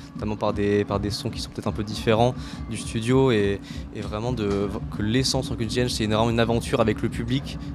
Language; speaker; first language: French; native; French